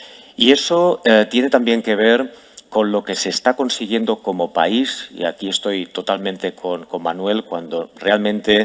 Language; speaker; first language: Spanish; native; Spanish